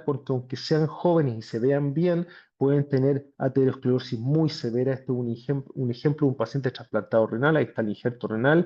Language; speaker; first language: Spanish; native; Spanish